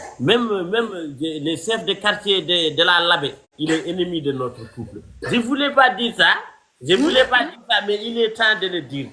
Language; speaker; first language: French; non-native, local second language; Fula